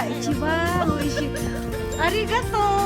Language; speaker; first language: Japanese; non-native, learner; Filipino